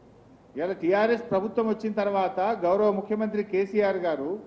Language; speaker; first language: Telugu; native; Telugu